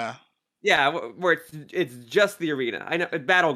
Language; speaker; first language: English; native; English